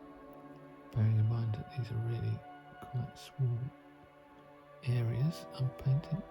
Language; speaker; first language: English; native; English